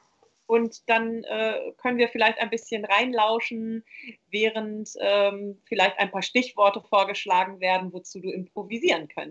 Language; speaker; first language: German; native; German